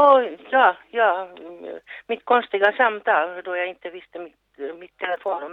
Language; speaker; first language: Swedish; non-native, local second language; Finnish